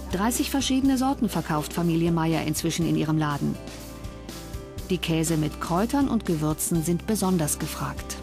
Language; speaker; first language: German; native; German